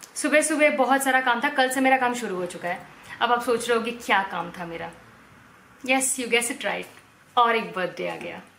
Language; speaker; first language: Hindi; non-native, local second language; Bangla